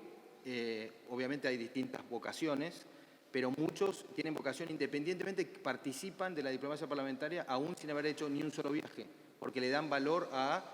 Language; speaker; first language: Spanish; native; Spanish